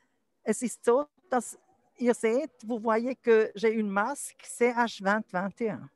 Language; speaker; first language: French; non-native, local second language; German